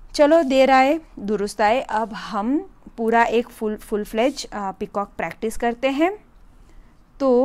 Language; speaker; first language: Hindi; non-native, local second language; Gujarati